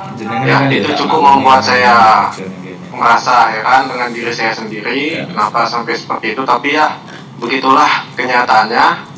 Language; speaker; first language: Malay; non-native, local second language; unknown